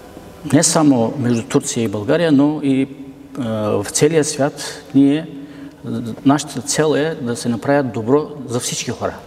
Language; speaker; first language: Bulgarian; non-native, local second language; Turkish